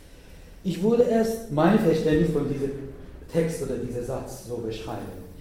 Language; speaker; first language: German; non-native, learner; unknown